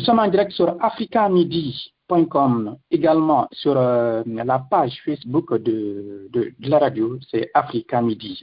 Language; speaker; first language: French; non-native, local second language; Fula